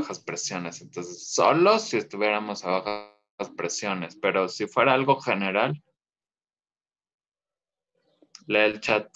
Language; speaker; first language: Spanish; native; Spanish